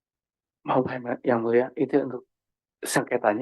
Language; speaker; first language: Indonesian; native; Indonesian